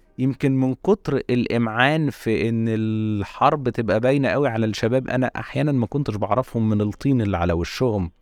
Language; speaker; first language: Arabic; native; Arabic